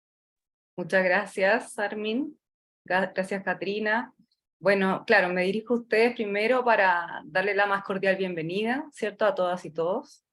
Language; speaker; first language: Spanish; native; Spanish